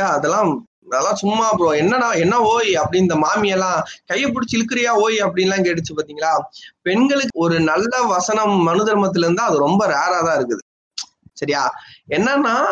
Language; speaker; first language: Tamil; non-native, local second language; Telugu